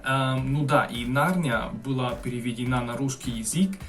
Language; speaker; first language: Russian; non-native, fluent; Hungarian